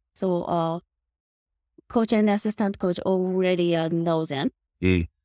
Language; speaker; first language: English; non-native, learner; Japanese